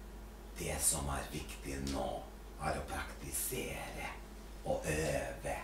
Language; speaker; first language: Norwegian; non-native, fluent; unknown